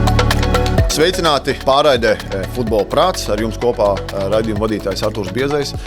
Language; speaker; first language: Latvian; native; Latvian